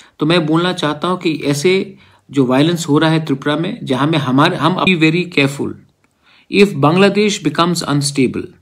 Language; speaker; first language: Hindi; non-native, local second language; Kok Borok